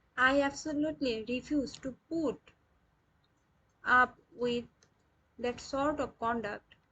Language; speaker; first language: English; non-native, local second language; Bangla